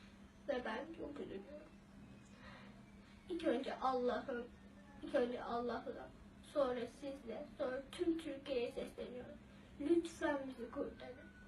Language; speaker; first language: Turkish; early bilingual, other home language; Uyghur